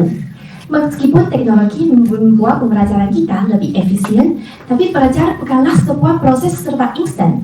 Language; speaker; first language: Indonesian; non-native, fluent; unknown